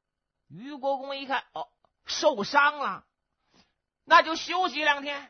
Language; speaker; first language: Chinese; native; Chinese